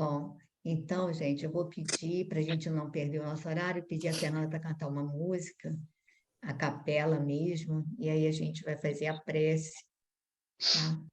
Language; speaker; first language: Portuguese; native; Portuguese